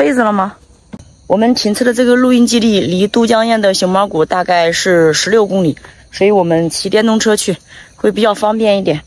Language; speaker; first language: Chinese; native; Chinese